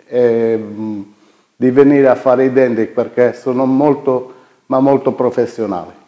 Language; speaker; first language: Italian; native; Italian